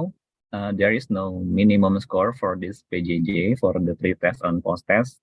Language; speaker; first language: English; non-native, fluent; Indonesian